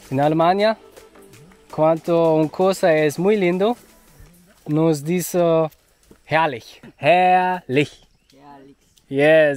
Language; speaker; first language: Spanish; non-native, learner; German